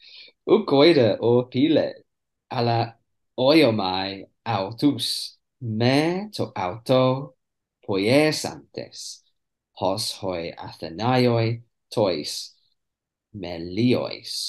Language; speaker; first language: Greek; non-native, fluent; English